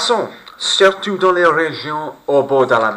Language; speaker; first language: French; non-native, fluent; English